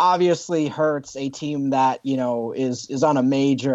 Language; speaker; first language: English; native; English